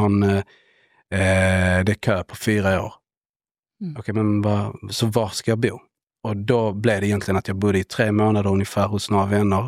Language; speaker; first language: Swedish; native; Swedish